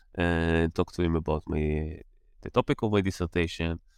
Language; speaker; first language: English; non-native, fluent; Hebrew